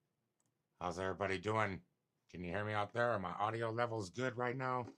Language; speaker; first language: English; native; English